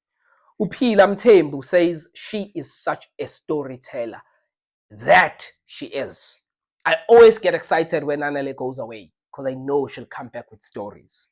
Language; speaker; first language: English; non-native, local second language; Zulu